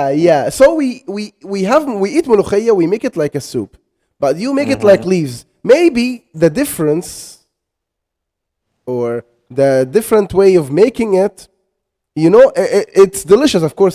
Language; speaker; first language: English; non-native, fluent; Arabic